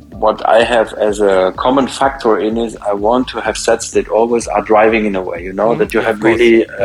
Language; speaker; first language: English; non-native, fluent; German